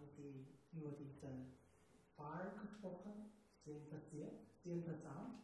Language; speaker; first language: German; non-native, learner; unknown